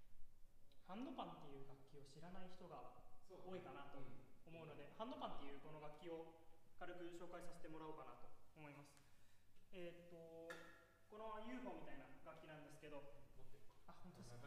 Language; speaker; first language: Japanese; native; Japanese